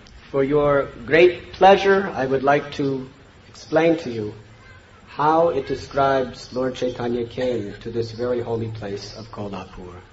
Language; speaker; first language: English; native; English